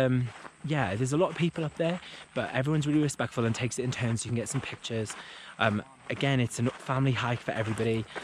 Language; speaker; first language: English; native; English